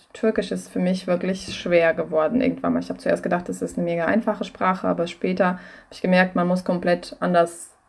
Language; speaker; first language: German; non-native, fluent; Russian